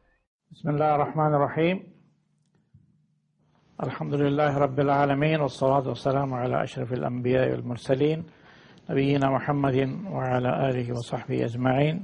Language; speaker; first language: Arabic; non-native, fluent; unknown